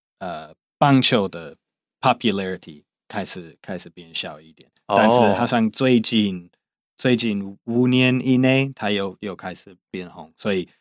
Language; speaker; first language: Chinese; non-native, fluent; English